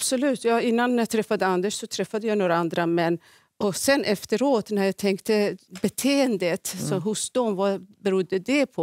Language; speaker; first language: Swedish; non-native, fluent; Persian